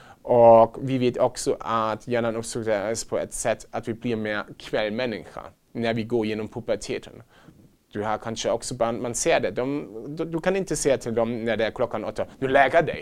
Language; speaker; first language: Swedish; non-native, fluent; German